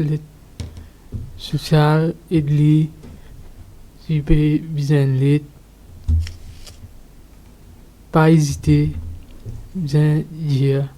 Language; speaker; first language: French; non-native, local second language; Morisyen